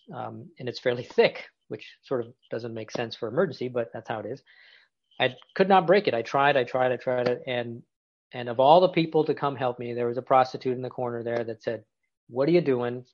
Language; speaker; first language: English; native; English